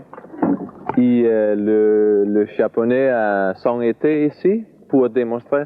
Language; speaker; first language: French; non-native, learner; Danish